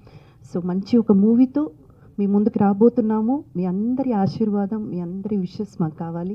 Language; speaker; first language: Telugu; native; Telugu